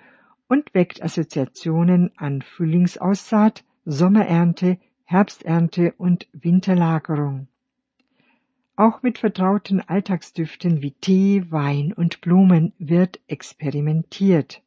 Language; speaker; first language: German; native; German